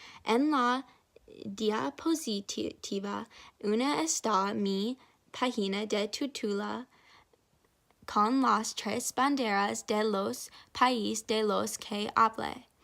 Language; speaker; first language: Spanish; non-native, learner; English